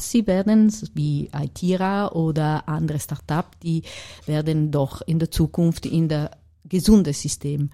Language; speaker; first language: German; non-native, learner; Italian